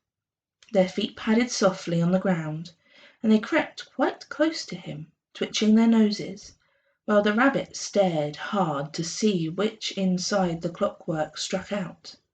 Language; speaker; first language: English; native; English